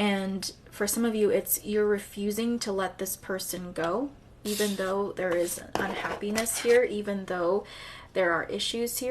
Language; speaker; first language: English; native; English